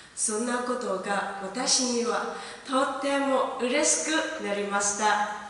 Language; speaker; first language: Japanese; non-native, learner; Vietnamese